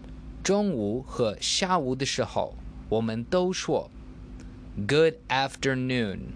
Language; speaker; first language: Chinese; non-native, learner; English